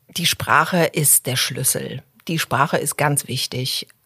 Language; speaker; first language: German; early bilingual, other home language; Polish